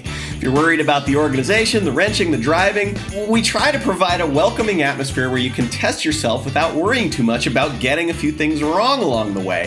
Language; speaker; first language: English; native; English